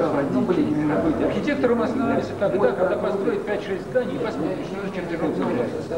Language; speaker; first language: Russian; native; Russian